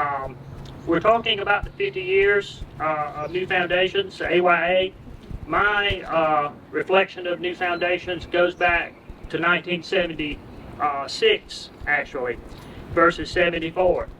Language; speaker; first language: English; native; English